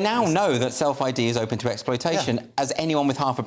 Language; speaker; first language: English; native; English